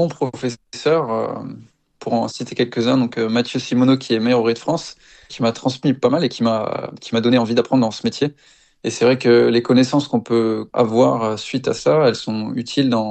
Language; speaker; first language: French; native; French